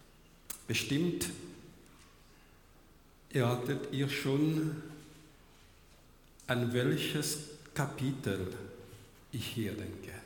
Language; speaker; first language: German; non-native, fluent; French